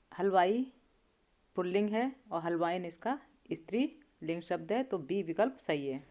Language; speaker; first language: Hindi; native; Hindi